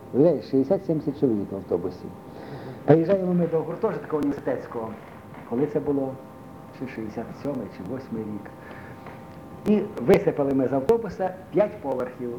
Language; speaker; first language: Ukrainian; native; Ukrainian